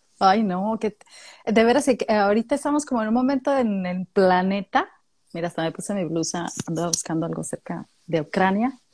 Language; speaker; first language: Spanish; native; Spanish